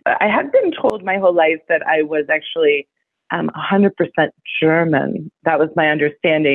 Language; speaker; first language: English; native; English